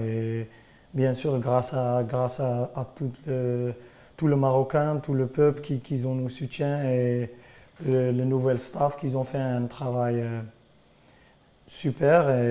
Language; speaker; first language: French; non-native, fluent; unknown